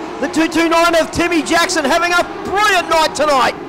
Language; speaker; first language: English; native; English